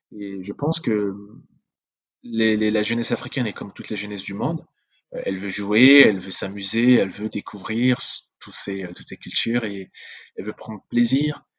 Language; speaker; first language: French; non-native, local second language; Sango